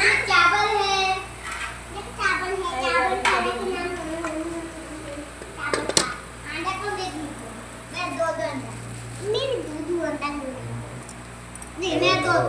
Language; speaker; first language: Hindi; non-native, local second language; Odia